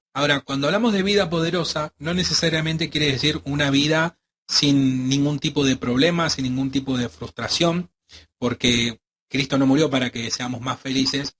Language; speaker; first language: Spanish; native; Spanish